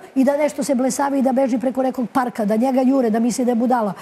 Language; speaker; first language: Serbian; native; Serbian